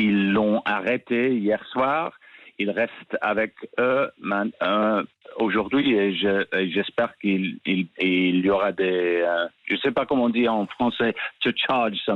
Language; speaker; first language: French; non-native, fluent; English